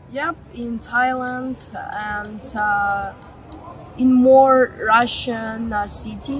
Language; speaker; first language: English; non-native, learner; Russian